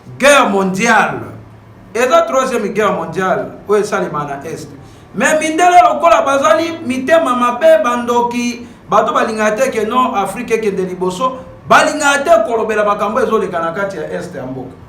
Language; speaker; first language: Lingala; native; Lingala